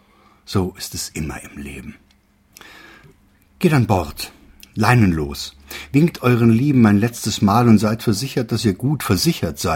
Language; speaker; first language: German; native; German